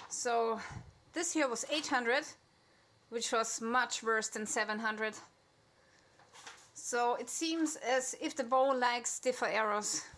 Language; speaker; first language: English; non-native, fluent; German